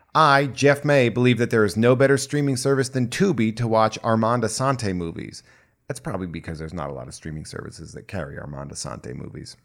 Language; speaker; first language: English; native; English